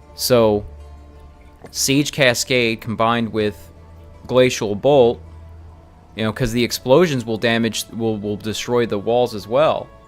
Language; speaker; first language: English; native; English